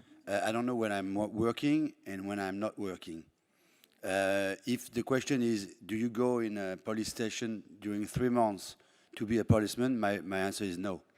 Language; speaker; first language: English; non-native, fluent; French